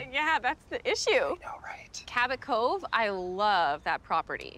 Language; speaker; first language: English; native; English